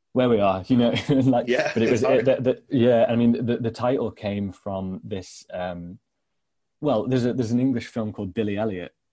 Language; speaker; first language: English; native; English